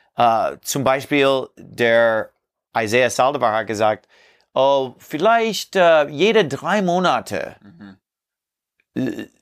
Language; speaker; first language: German; non-native, learner; English